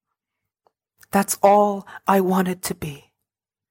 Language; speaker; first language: English; native; English